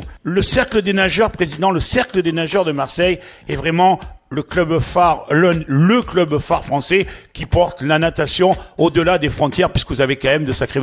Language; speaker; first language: French; native; French